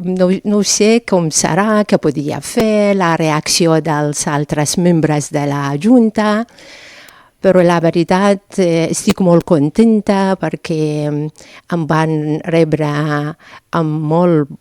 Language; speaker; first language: Catalan; non-native, fluent; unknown